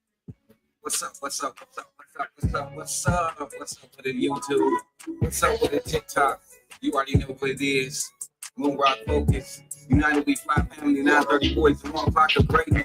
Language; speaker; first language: English; native; English